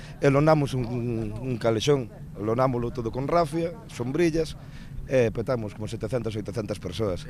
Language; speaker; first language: Galician; native; Galician